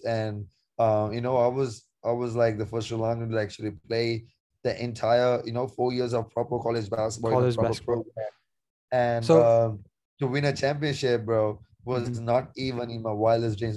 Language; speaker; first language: English; non-native, local second language; Sinhala